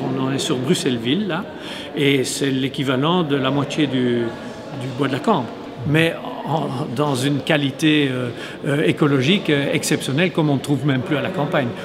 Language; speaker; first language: French; native; French